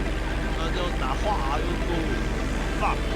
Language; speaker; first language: Chinese; native; Chinese